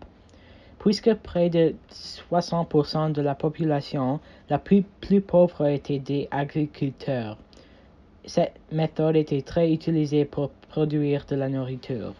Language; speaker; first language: French; non-native, learner; English